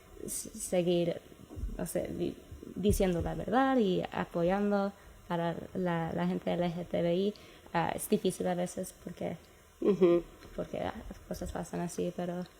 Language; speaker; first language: Spanish; non-native, fluent; English